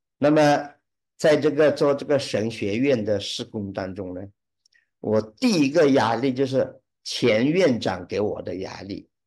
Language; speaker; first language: Chinese; early bilingual, heritage; Chinese